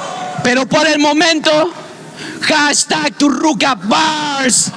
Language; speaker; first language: Spanish; native; Spanish